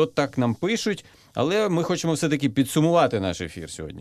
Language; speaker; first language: Ukrainian; native; Ukrainian